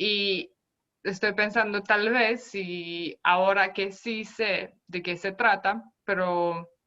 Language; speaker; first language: Spanish; non-native, fluent; Romanian